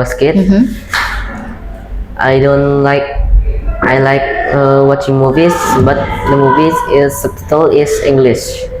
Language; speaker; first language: English; non-native, learner; Indonesian